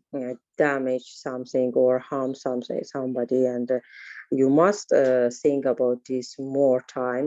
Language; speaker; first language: English; non-native, learner; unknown